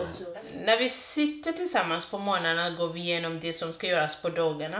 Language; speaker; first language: Swedish; non-native, fluent; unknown